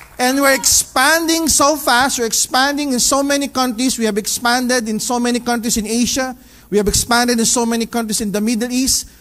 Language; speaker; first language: English; non-native, local second language; Filipino